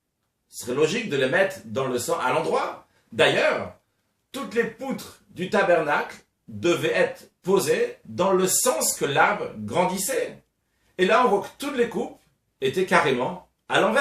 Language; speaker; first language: French; native; French